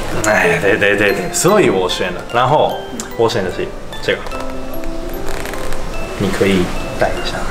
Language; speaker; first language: Chinese; non-native, learner; Japanese